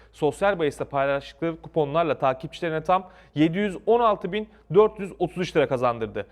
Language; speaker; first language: Turkish; native; Turkish